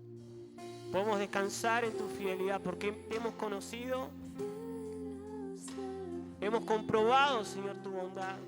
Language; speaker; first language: Spanish; native; Spanish